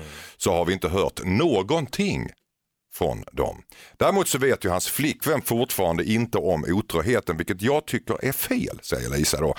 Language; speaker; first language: Swedish; native; Swedish